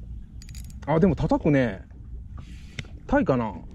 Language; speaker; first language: Japanese; native; Japanese